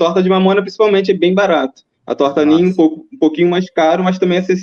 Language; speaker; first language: Portuguese; native; Portuguese